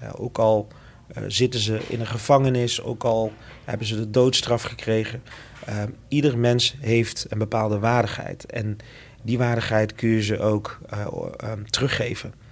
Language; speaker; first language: Dutch; early bilingual, other home language; Lingala